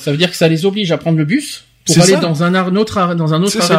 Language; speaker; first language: French; native; French